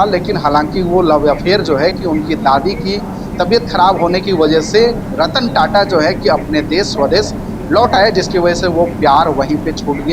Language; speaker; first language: Hindi; native; Hindi